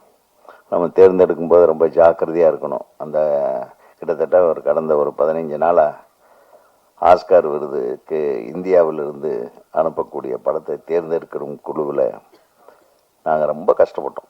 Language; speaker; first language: Tamil; native; Tamil